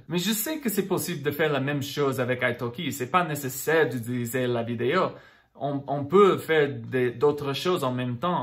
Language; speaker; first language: French; non-native, fluent; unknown